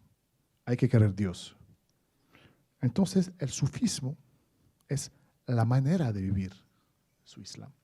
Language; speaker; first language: Spanish; non-native, fluent; Arabic